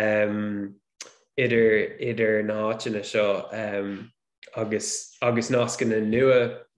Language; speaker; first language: Irish; non-native, local second language; English